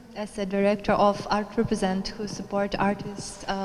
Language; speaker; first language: English; non-native, learner; Ukrainian